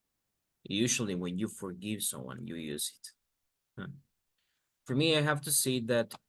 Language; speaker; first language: English; non-native, fluent; Spanish